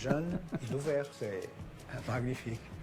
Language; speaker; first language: French; non-native, fluent; Portuguese